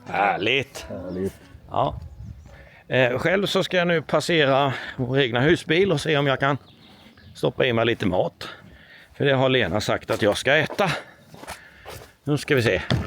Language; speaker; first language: Swedish; native; Swedish